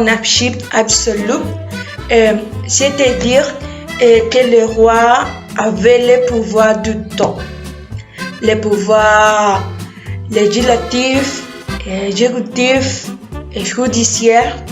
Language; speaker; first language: French; non-native, learner; Spanish